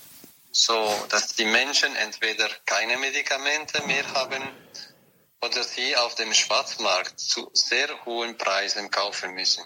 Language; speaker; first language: German; non-native, fluent; French